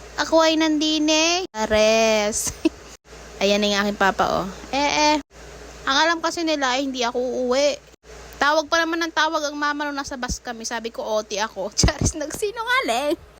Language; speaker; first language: Filipino; native; Filipino